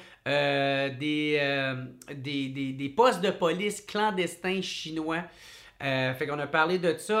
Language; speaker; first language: French; native; French